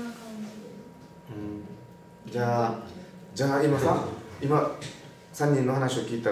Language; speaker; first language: Japanese; native; Japanese